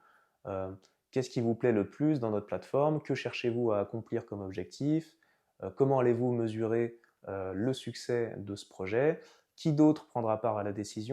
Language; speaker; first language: French; native; French